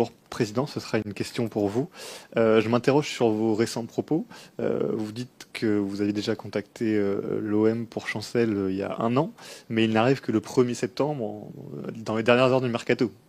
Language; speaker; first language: French; native; French